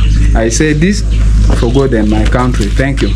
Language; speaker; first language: English; non-native, local second language; Acoli